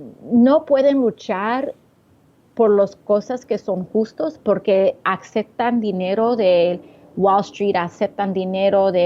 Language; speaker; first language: Spanish; early bilingual, heritage; English